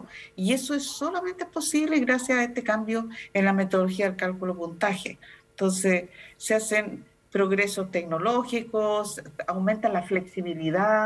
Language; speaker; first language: Spanish; native; Spanish